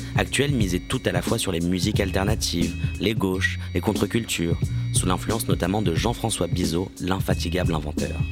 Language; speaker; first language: French; native; French